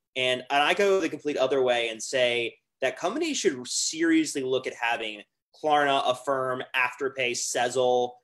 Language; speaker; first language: English; native; English